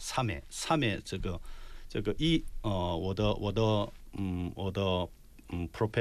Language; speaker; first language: Chinese; non-native, learner; Korean